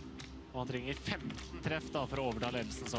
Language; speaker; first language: Norwegian; native; Norwegian